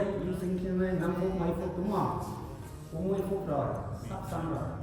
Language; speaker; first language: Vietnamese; non-native, learner; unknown